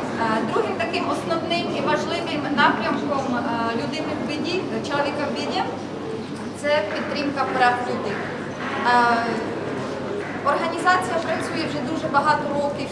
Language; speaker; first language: Ukrainian; non-native, fluent; Czech